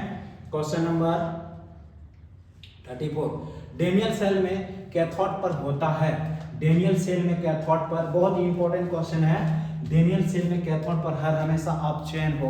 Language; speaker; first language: Hindi; native; Hindi